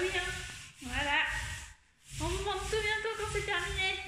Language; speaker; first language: French; native; French